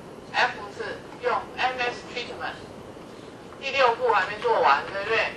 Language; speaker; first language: Chinese; native; Chinese